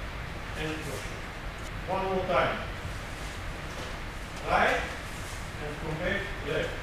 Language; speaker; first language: English; non-native, learner; Russian